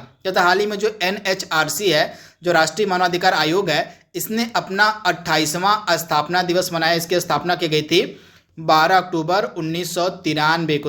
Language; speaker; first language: Hindi; native; Hindi